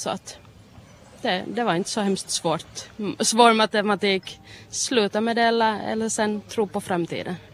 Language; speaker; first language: Swedish; native; Swedish